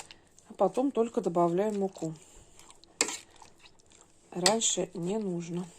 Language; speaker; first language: Russian; native; Russian